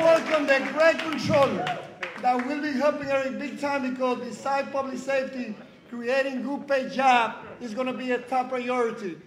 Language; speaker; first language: English; non-native, fluent; Spanish